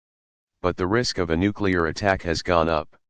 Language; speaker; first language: English; native; English